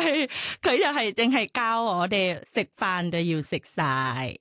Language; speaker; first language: Cantonese; non-native, fluent; Thai